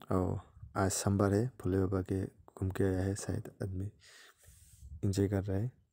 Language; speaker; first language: Hindi; non-native, local second language; Bangla